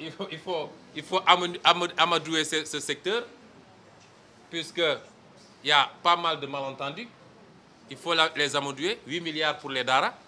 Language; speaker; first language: French; non-native, local second language; Wolof